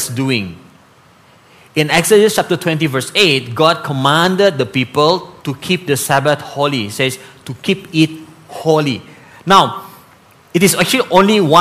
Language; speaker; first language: English; non-native, local second language; Malay